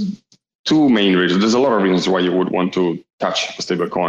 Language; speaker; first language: English; non-native, fluent; Italian